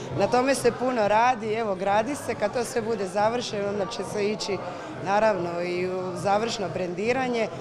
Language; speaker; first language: Croatian; native; Croatian